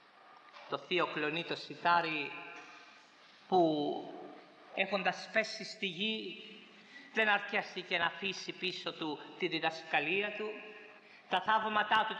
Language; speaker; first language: Greek; native; Greek